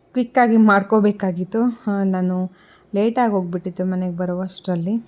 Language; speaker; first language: Kannada; non-native, local second language; Konkani